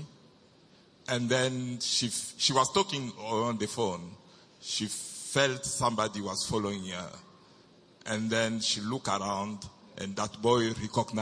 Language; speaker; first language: English; non-native, fluent; French